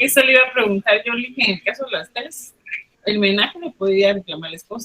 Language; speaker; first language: Spanish; native; Spanish